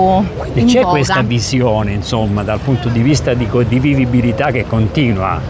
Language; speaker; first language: Italian; native; Italian